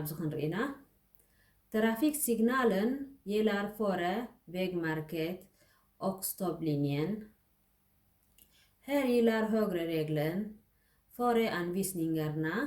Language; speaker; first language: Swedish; non-native, learner; Tigrinya